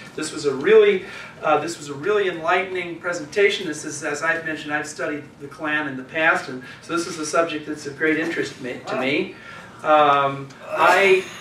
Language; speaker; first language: English; native; English